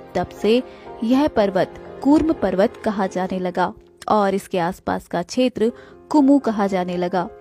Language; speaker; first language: Hindi; native; Hindi